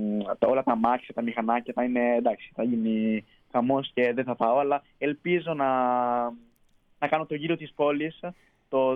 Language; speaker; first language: Greek; early bilingual, heritage; Greek